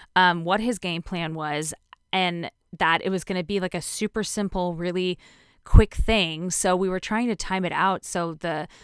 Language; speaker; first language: English; native; English